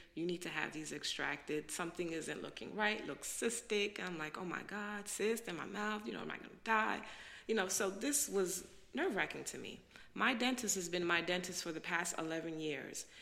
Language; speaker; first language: English; native; English